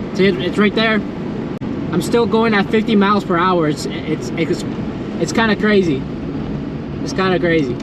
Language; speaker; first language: English; native; English